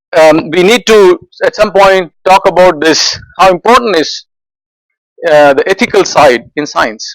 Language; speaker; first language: English; non-native, fluent; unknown